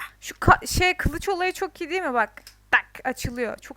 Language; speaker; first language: Turkish; native; Turkish